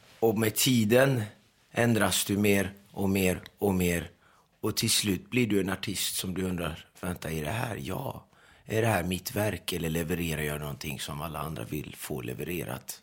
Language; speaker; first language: Swedish; early bilingual, other home language; Persian